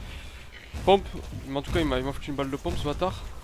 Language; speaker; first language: French; native; French